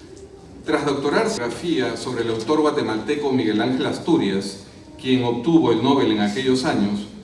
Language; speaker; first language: Spanish; native; Spanish